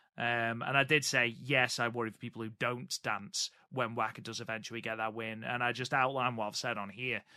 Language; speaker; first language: English; native; English